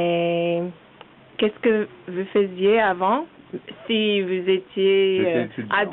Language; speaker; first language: French; non-native, learner; English